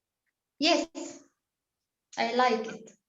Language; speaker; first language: English; non-native, learner; Arabic